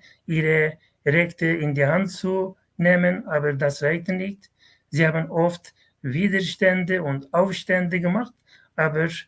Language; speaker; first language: German; non-native, fluent; Kurdish